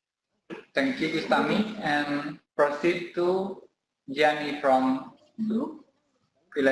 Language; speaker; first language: English; non-native, learner; Indonesian